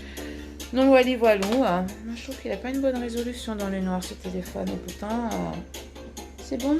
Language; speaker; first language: French; native; French